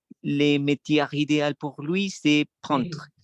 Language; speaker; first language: French; non-native, learner; Spanish